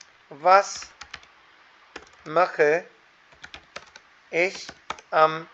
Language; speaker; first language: German; non-native, fluent; Hindi